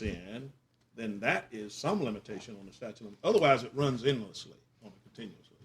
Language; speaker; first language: English; native; English